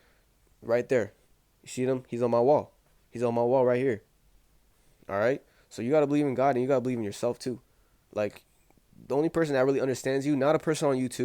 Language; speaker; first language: English; native; English